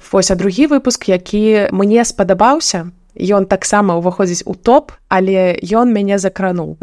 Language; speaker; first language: Belarusian; non-native, local second language; Russian